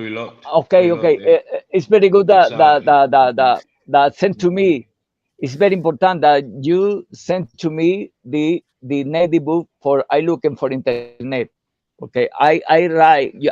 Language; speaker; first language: English; non-native, learner; Spanish